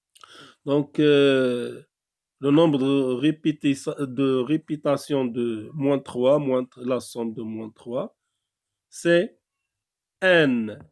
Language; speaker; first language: French; non-native, local second language; Arabic